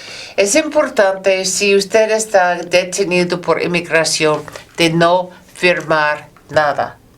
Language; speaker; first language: Spanish; non-native, learner; English